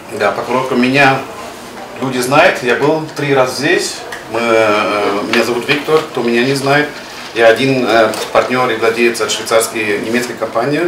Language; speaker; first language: Russian; non-native, learner; German